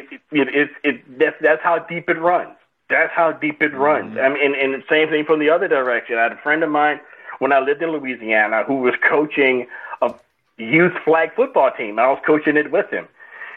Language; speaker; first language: English; native; English